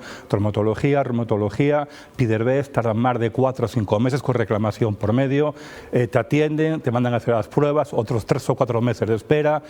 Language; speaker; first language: Spanish; native; Spanish